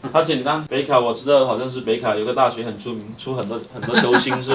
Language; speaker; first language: Chinese; native; Chinese